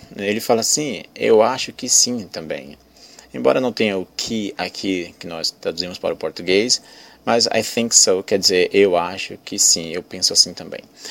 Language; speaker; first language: Portuguese; native; Portuguese